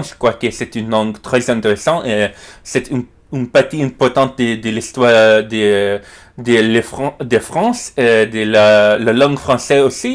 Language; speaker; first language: French; non-native, learner; English